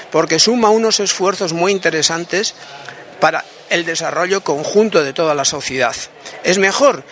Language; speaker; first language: Spanish; non-native, local second language; Basque